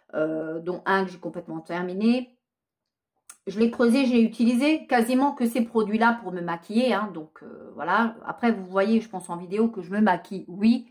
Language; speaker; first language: French; native; French